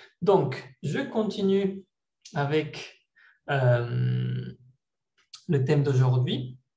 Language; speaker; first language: French; non-native, fluent; Spanish